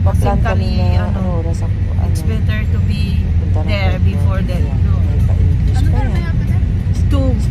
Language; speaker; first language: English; non-native, local second language; Filipino